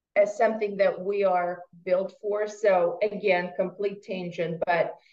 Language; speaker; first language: English; non-native, fluent; Russian